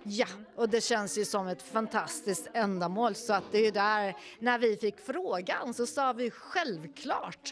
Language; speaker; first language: Swedish; native; Swedish